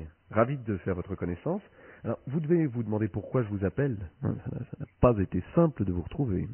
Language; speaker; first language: French; native; French